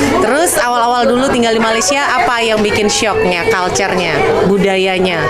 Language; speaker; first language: Indonesian; native; Indonesian